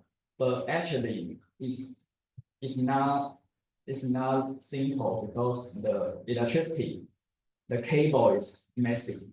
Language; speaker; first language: English; non-native, learner; Chinese